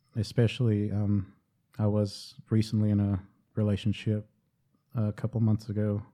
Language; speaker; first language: English; native; English